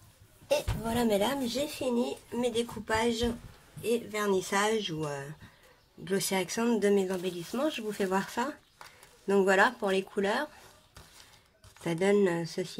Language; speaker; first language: French; native; French